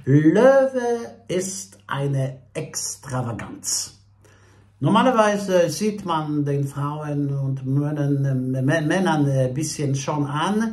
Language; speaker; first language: German; non-native, fluent; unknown